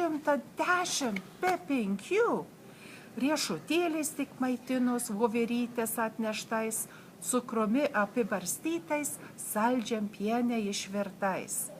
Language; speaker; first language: Lithuanian; early bilingual, heritage; Lithuanian